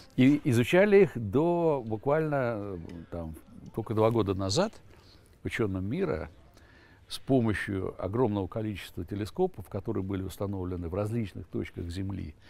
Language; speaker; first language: Russian; native; Russian